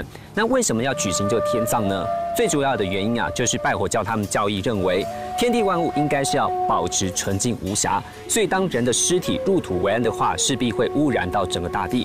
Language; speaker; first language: Chinese; native; Chinese